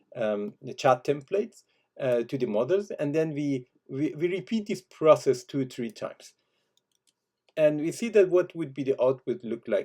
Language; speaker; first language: English; non-native, fluent; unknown